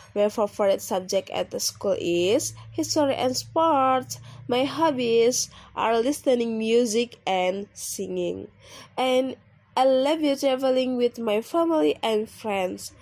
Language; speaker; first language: English; non-native, learner; Indonesian